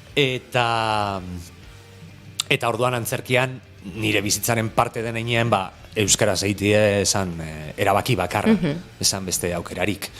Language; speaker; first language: Basque; non-native, local second language; Spanish